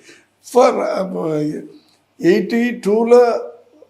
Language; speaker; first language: Telugu; non-native, learner; Tamil